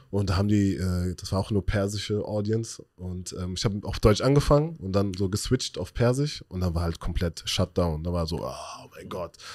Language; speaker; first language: German; early bilingual, other home language; Persian